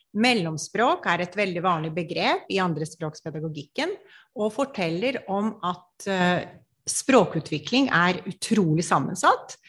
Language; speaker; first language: Norwegian; non-native, fluent; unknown